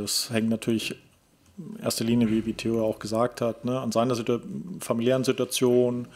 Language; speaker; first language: German; native; German